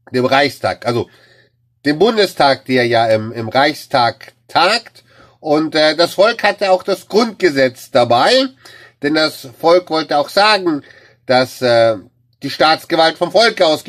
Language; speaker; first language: German; native; German